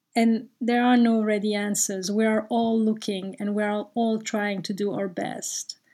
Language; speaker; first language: English; non-native, fluent; Turkish